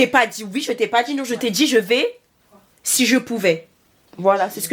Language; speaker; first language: French; native; French